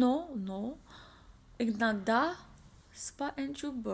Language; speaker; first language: Russian; non-native, learner; English